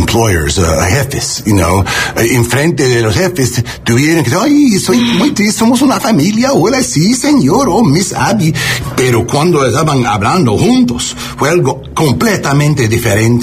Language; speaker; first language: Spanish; non-native, learner; English